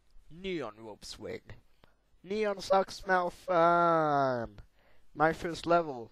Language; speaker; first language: English; native; English